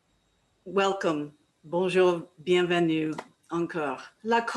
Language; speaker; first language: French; non-native, learner; English